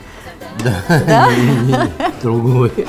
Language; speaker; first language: Russian; non-native, learner; Italian